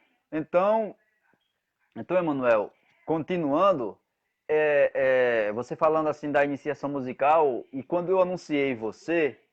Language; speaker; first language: Portuguese; native; Portuguese